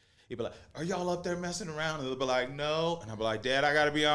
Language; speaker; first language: English; native; English